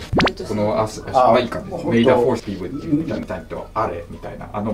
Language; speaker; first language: Japanese; native; Japanese